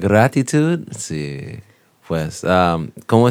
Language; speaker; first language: Spanish; non-native, learner; English